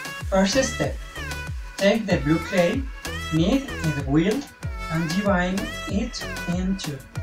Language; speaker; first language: English; non-native, learner; Spanish